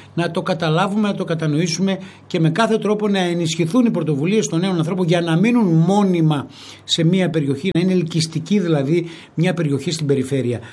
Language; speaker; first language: Greek; native; Greek